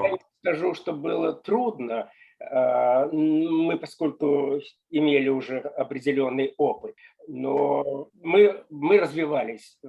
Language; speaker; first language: Russian; native; Russian